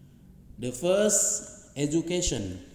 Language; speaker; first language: English; non-native, learner; Indonesian